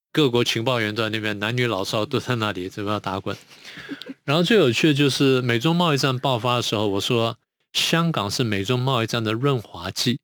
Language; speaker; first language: Chinese; native; Chinese